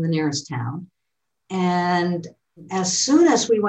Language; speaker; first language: English; native; English